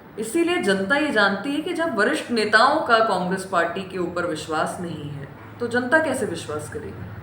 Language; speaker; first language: Hindi; native; Hindi